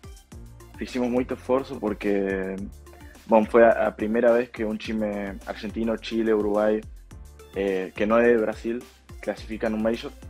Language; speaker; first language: Portuguese; non-native, fluent; Spanish